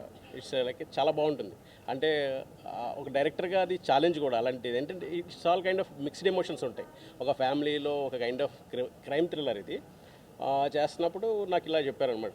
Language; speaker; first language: Telugu; native; Telugu